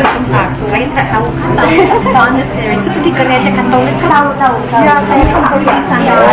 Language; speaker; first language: Indonesian; non-native, learner; English